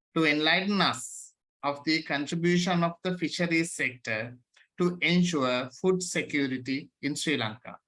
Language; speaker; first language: English; non-native, local second language; Sinhala